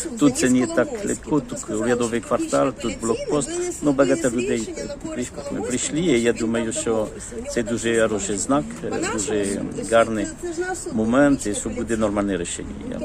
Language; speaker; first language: Ukrainian; non-native, local second language; Russian